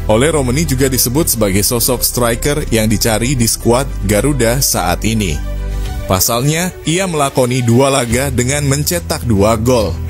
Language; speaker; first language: Indonesian; native; Indonesian